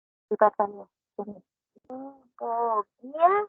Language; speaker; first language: Indonesian; non-native, learner; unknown